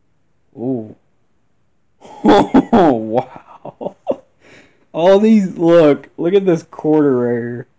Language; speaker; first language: English; native; English